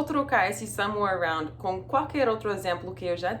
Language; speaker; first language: Portuguese; non-native, fluent; English